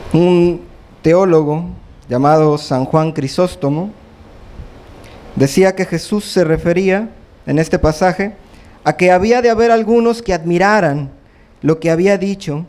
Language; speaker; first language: Spanish; native; Spanish